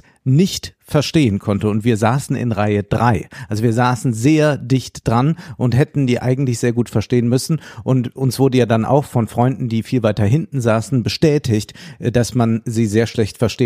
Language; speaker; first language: German; native; German